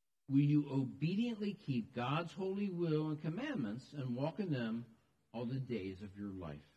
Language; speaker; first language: English; native; English